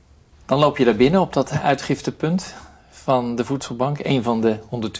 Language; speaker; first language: Dutch; native; Dutch